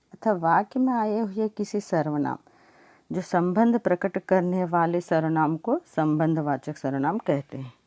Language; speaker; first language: Hindi; non-native, local second language; Telugu